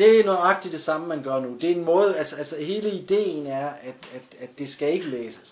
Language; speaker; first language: Danish; native; Danish